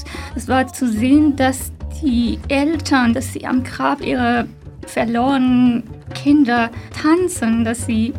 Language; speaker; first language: German; non-native, fluent; Persian